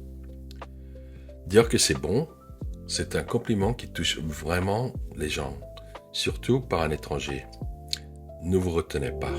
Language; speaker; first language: French; non-native, fluent; Korean